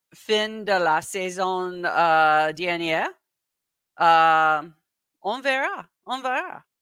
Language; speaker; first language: French; non-native, learner; English